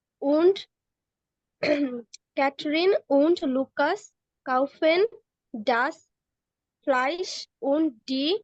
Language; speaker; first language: German; non-native, learner; Bangla